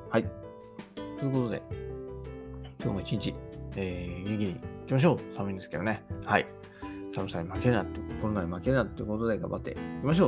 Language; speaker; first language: Japanese; native; Japanese